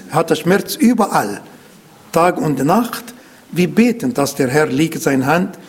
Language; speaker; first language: German; non-native, learner; Arabic